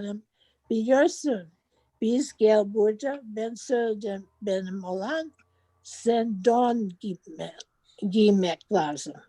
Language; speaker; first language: Turkish; non-native, learner; English